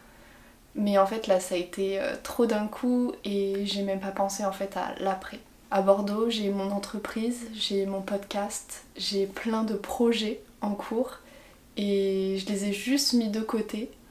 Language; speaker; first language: French; native; French